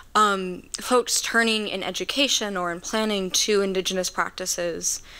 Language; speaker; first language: English; native; English